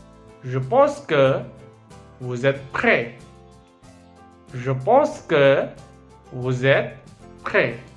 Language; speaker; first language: French; non-native, fluent; Hindi